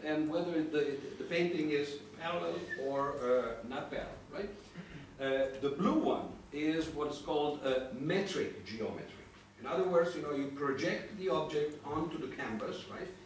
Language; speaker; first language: English; non-native, fluent; Italian